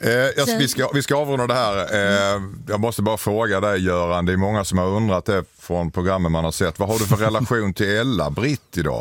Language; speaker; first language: Swedish; native; Swedish